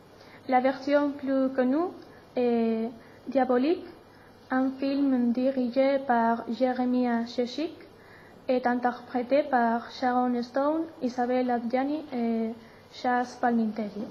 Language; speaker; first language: French; non-native, learner; Spanish